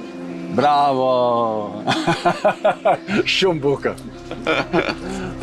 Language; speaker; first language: Albanian; non-native, learner; English